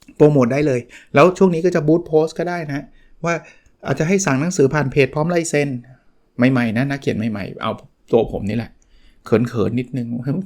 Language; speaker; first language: Thai; native; Thai